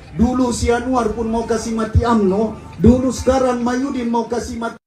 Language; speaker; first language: Malay; native; Malay